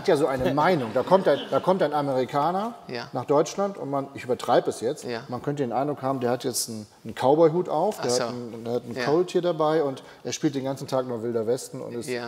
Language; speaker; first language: German; native; German